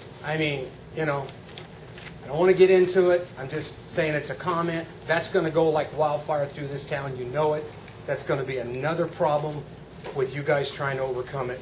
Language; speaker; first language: English; native; English